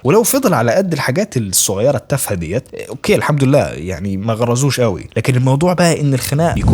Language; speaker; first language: Arabic; native; Arabic